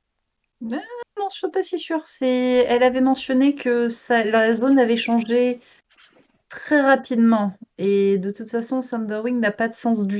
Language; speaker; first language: French; native; French